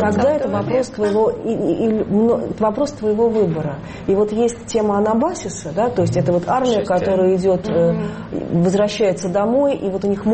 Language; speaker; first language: Russian; native; Russian